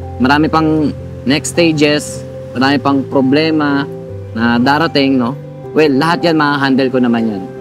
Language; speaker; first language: Filipino; native; Filipino